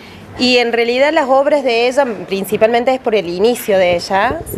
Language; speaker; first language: Spanish; native; Spanish